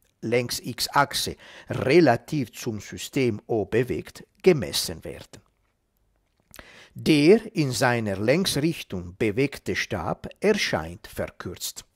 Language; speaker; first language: German; non-native, fluent; Italian